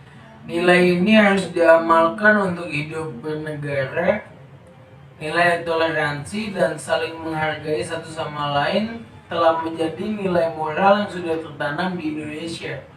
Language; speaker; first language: Indonesian; native; Indonesian